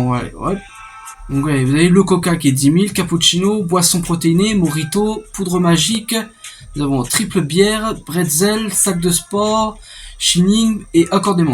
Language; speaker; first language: French; native; French